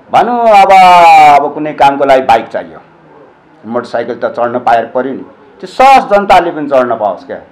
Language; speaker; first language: Nepali; native; Nepali